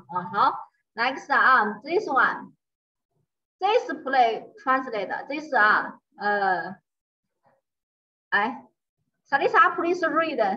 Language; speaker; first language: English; non-native, learner; Chinese